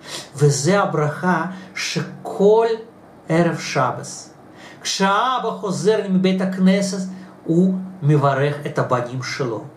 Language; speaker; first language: Hebrew; non-native, fluent; Russian